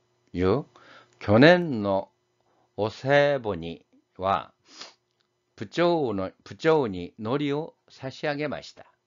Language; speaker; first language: Japanese; non-native, fluent; Korean